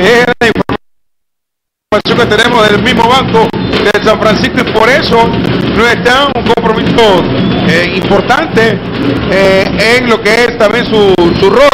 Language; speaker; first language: Spanish; native; Spanish